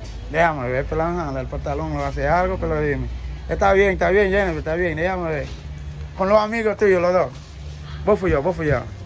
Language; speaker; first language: Spanish; non-native, learner; English